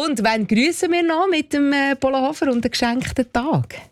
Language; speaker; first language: German; native; German